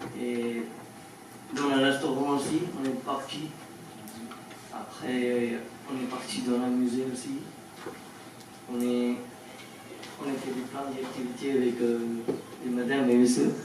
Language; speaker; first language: French; non-native, learner; Hindi